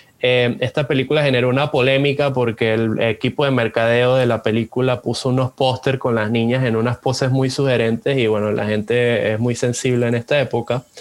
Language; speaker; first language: Spanish; native; Spanish